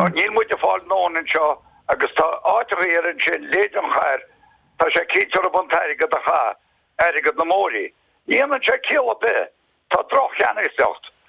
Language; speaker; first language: Irish; native; Irish